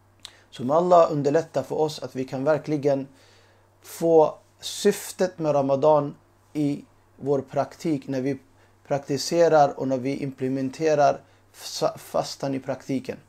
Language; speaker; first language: Swedish; early bilingual, other home language; Urdu